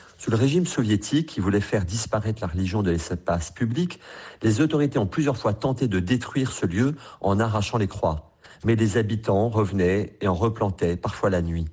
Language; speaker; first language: French; native; French